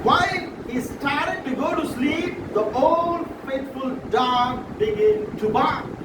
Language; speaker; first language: English; non-native, local second language; Marathi